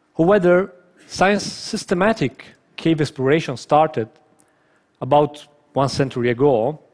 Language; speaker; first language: English; non-native, fluent; Italian